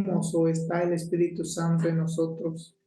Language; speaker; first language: Spanish; non-native, local second language; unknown